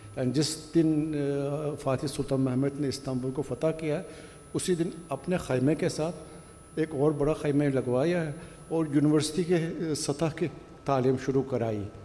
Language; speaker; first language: Urdu; non-native, fluent; Turkish